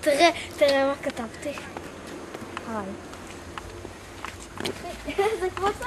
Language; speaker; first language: Hebrew; early bilingual, heritage; Hebrew